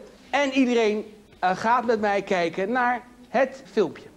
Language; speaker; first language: Dutch; native; Dutch